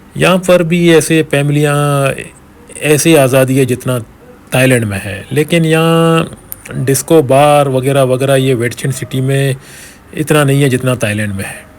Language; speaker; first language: Urdu; non-native, local second language; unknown